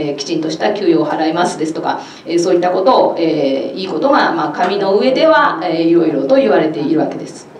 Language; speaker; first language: Japanese; native; Japanese